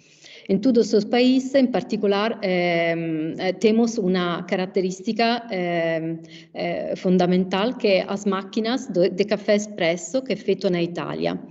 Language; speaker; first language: Portuguese; non-native, fluent; Italian